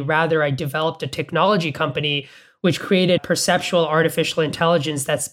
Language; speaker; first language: English; non-native, local second language; Bangla